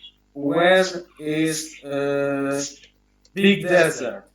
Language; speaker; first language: English; non-native, learner; Polish